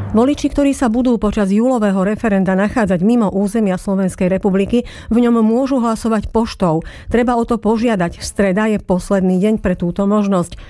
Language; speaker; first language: Slovak; native; Slovak